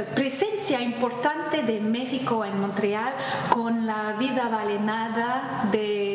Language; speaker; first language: Spanish; non-native, fluent; French